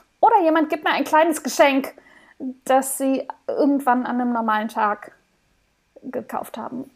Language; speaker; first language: German; early bilingual, heritage; German